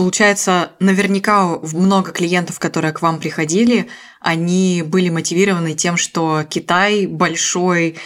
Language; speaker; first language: Russian; native; Russian